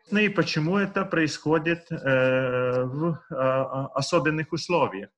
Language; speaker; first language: Russian; non-native, local second language; Lithuanian